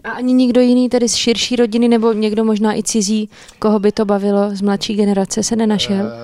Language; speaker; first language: Czech; native; Czech